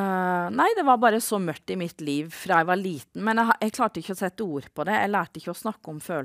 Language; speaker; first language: Norwegian; native; Norwegian